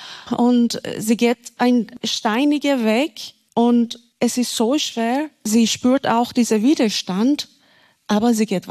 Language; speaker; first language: German; non-native, fluent; Persian